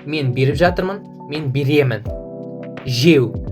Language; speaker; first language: Kazakh; non-native, learner; Russian